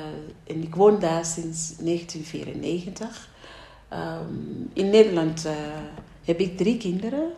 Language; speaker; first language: Dutch; non-native, fluent; Shona